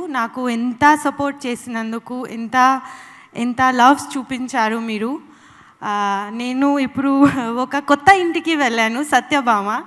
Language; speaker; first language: Telugu; non-native, learner; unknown